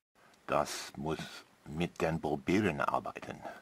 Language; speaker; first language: German; non-native, learner; English